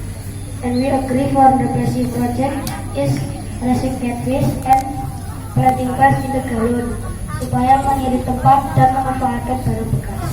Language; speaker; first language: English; non-native, learner; Indonesian